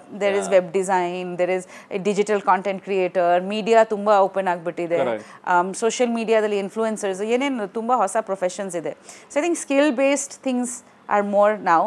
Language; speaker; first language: Kannada; non-native, local second language; Bangla